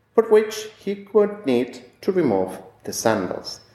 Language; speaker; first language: English; non-native, fluent; Spanish